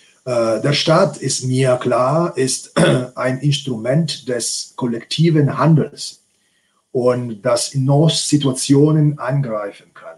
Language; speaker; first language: German; non-native, fluent; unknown